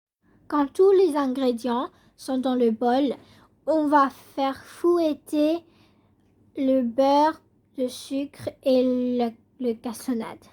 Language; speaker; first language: French; non-native, learner; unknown